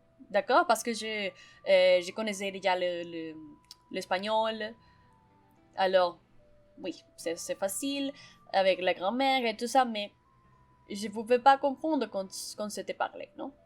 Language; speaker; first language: French; non-native, fluent; Spanish